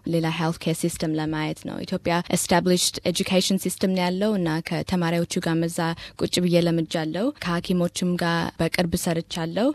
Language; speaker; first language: Amharic; early bilingual, heritage; Amharic